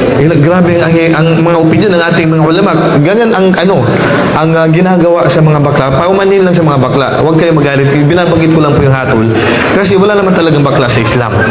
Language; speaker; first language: Filipino; non-native, local second language; Maranao